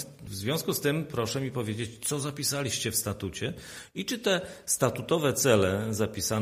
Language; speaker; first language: Polish; native; Polish